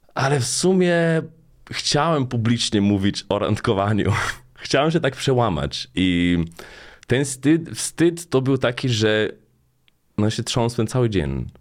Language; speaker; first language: Polish; non-native, fluent; Slovenian